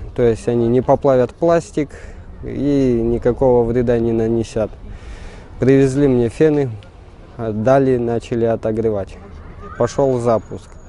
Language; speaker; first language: Russian; native; Russian